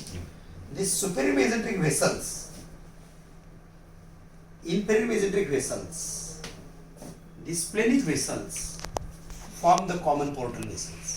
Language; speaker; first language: English; non-native, local second language; Marathi